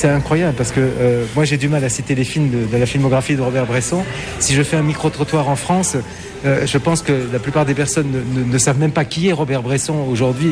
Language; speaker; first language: French; native; French